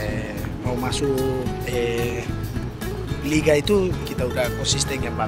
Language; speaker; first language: Indonesian; non-native, learner; Tetum